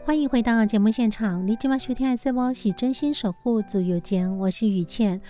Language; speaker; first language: Chinese; native; Chinese